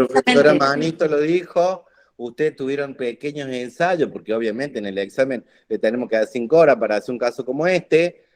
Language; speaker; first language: Spanish; native; Spanish